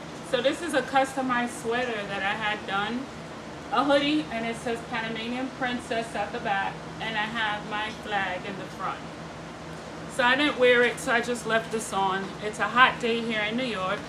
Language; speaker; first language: English; early bilingual, other home language; Spanish